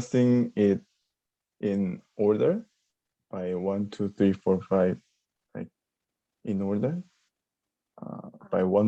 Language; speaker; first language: English; non-native, learner; Korean